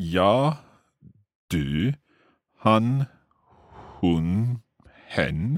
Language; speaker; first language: Swedish; non-native, learner; English